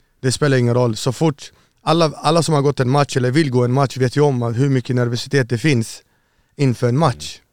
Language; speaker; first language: Swedish; early bilingual, other home language; Arabic